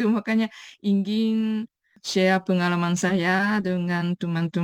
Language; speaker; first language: Indonesian; non-native, fluent; Japanese